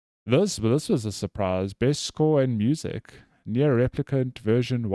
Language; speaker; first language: English; native; English